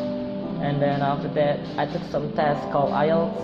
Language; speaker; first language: English; non-native, fluent; Indonesian